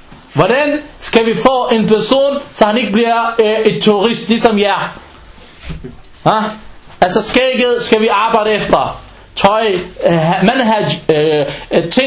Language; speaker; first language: Danish; non-native, local second language; Arabic